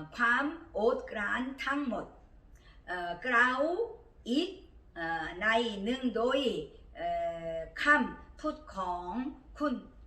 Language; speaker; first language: Thai; non-native, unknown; Korean